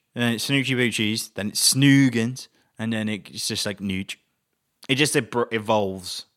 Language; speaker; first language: English; native; English